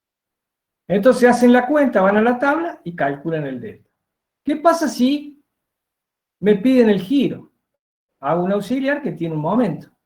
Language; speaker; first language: Spanish; native; Spanish